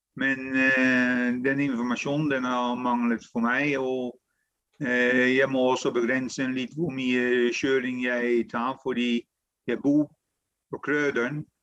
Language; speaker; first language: Norwegian; non-native, fluent; Dutch